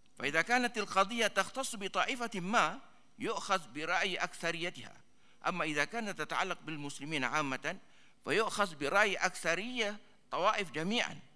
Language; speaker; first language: Arabic; non-native, fluent; Malay